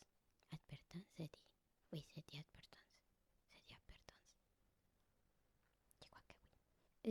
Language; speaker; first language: French; non-native, learner; Spanish